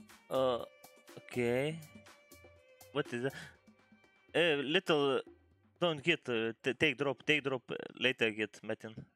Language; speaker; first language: English; non-native, learner; Lithuanian